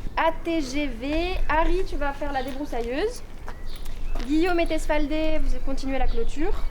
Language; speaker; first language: French; native; French